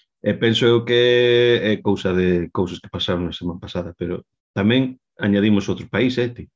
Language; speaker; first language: Galician; non-native, local second language; Spanish